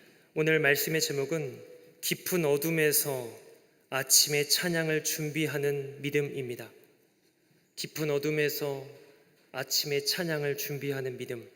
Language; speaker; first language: Korean; native; Korean